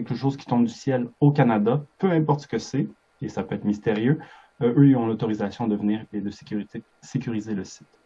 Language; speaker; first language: French; native; French